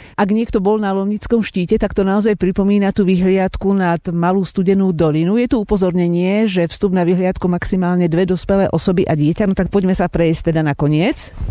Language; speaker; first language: Slovak; native; Slovak